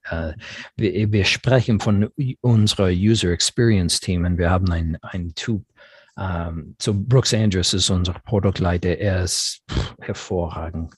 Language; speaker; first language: German; non-native, fluent; English